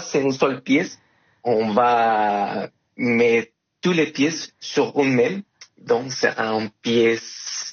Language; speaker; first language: French; non-native, fluent; Spanish